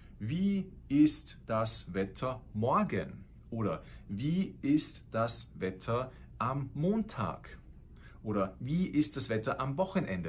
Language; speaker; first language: German; non-native, fluent; Spanish